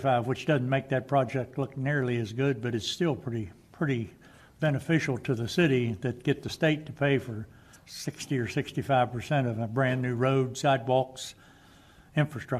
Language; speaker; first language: English; native; English